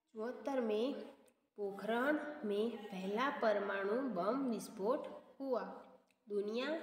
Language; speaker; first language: Hindi; non-native, local second language; Gujarati